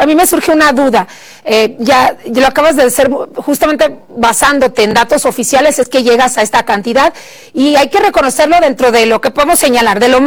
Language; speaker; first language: Spanish; native; Spanish